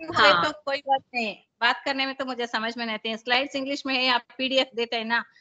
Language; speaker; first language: Hindi; non-native, local second language; Telugu